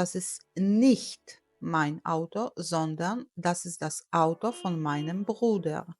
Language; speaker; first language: German; non-native, fluent; Polish